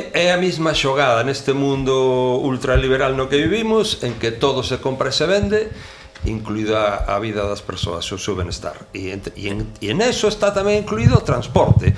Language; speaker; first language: Galician; native; Galician